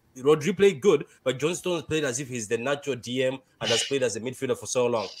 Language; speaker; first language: English; non-native, local second language; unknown